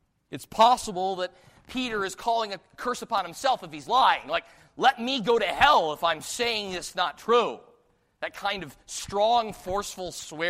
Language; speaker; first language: English; native; English